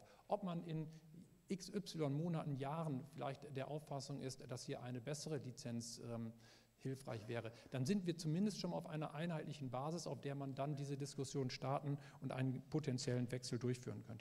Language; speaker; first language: German; native; German